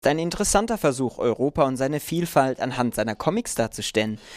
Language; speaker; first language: German; native; German